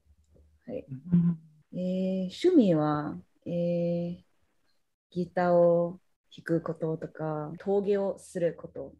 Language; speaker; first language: Japanese; non-native, learner; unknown